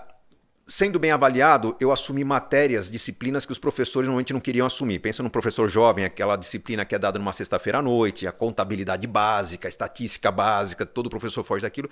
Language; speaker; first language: Portuguese; native; Portuguese